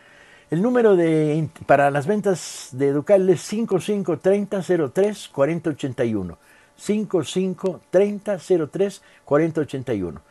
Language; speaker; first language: Spanish; native; Spanish